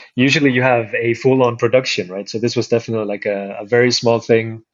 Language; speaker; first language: English; non-native, fluent; Icelandic